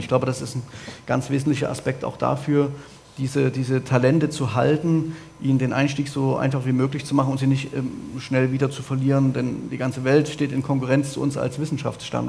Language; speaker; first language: German; native; German